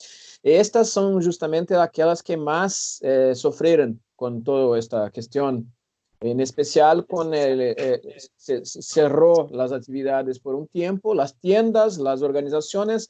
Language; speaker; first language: Spanish; non-native, fluent; Portuguese